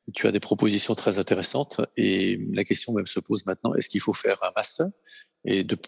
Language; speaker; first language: French; non-native, fluent; Ukrainian